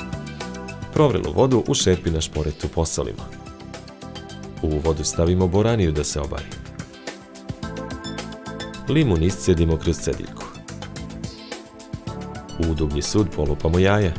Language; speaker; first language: Serbian; native; Serbian